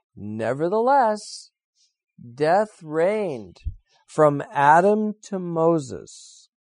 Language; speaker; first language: English; native; English